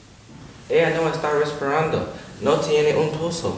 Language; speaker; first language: Spanish; non-native, learner; English